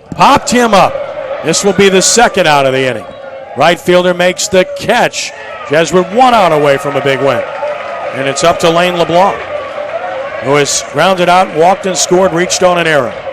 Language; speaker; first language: English; native; English